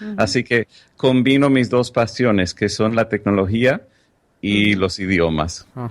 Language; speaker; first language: Spanish; non-native, fluent; English